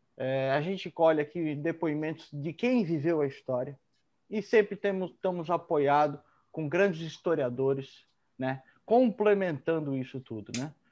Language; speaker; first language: Portuguese; native; Portuguese